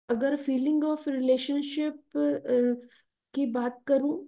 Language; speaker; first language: Hindi; native; Hindi